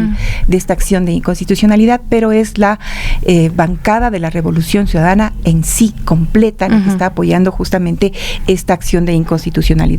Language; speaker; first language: Spanish; native; Spanish